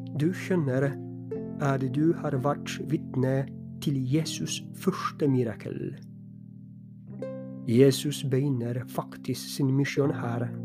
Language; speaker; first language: Norwegian; non-native, fluent; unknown